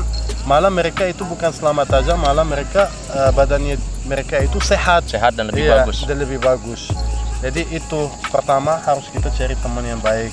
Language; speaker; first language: Indonesian; non-native, fluent; Arabic